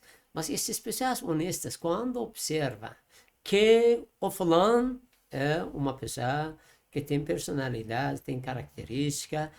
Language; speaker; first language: Portuguese; non-native, learner; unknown